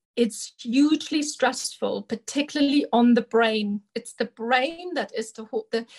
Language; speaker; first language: English; non-native, fluent; German